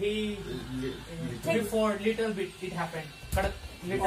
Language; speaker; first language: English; non-native, learner; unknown